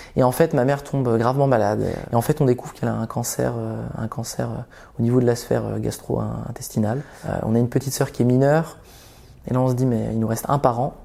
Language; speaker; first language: French; early bilingual, other home language; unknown